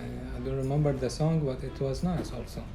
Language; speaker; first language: English; non-native, learner; Arabic